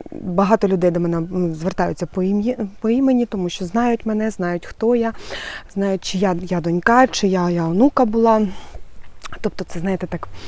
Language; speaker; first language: Ukrainian; native; Ukrainian